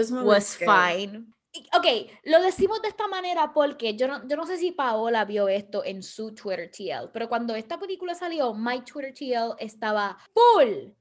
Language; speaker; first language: Spanish; early bilingual, heritage; Spanish